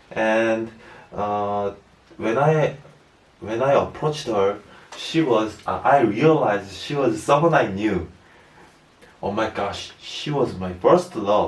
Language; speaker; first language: English; non-native, learner; Korean